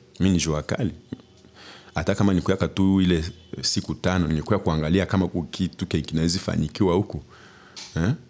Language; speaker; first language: Swahili; native; Swahili